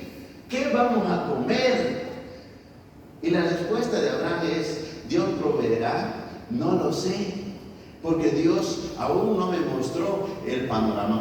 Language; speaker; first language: Spanish; native; Spanish